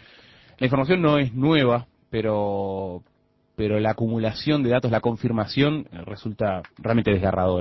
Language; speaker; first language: Spanish; native; Spanish